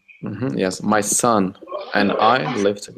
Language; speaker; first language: English; non-native, fluent; Russian